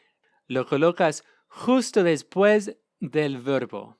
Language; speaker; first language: Spanish; non-native, fluent; English